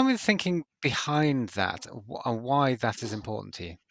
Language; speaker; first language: English; native; English